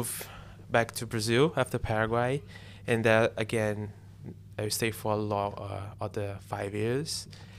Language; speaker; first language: English; non-native, learner; Portuguese